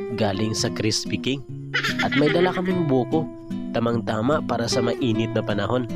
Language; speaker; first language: Filipino; non-native, local second language; Cebuano